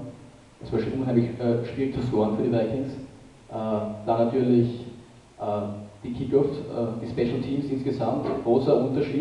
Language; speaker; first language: German; native; German